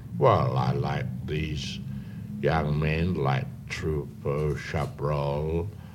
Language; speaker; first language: English; native; English